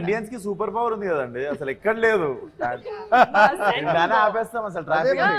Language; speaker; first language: Telugu; native; Telugu